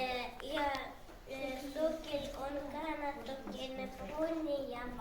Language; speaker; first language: Estonian; non-native, local second language; Russian